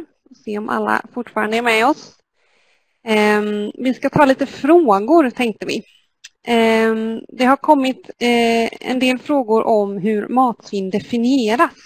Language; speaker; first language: Swedish; native; Swedish